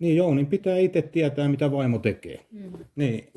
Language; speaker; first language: Finnish; native; Finnish